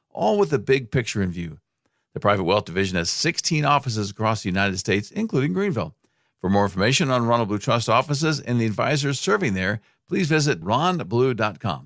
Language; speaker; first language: English; native; English